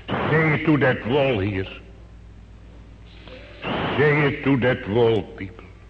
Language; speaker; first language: English; non-native, fluent; Dutch